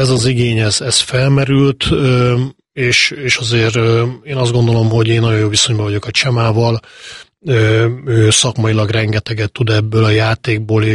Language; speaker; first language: Hungarian; native; Hungarian